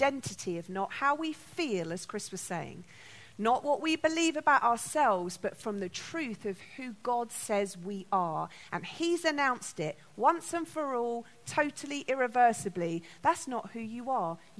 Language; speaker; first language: English; native; English